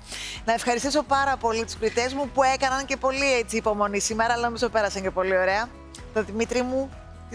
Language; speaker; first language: Greek; native; Greek